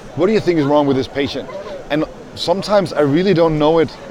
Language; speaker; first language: English; non-native, fluent; Danish